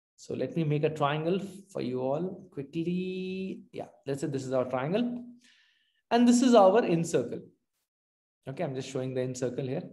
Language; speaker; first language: English; non-native, local second language; Hindi